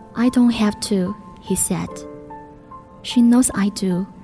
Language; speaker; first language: English; non-native, learner; Chinese